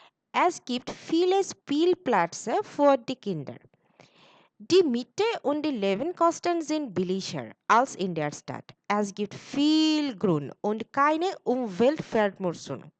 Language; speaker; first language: German; non-native, learner; Bangla